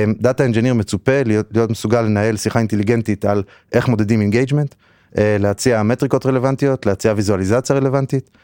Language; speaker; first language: Hebrew; native; Hebrew